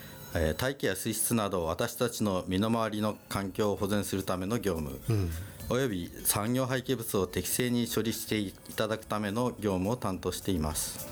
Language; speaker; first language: Japanese; native; Japanese